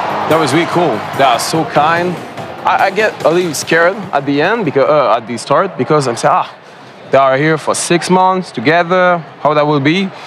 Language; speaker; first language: English; non-native, learner; French